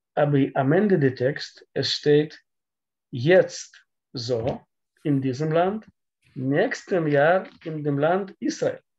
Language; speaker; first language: German; non-native, learner; Russian